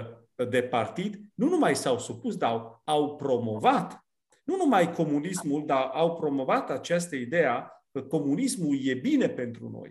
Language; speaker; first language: Romanian; non-native, fluent; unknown